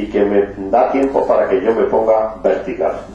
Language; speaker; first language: Spanish; native; Spanish